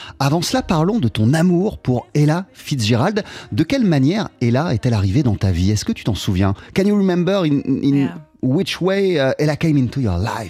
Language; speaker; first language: French; native; French